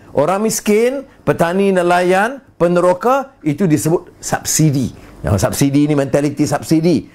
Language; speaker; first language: Malay; native; Malay